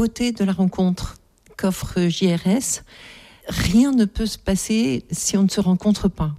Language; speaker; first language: French; native; French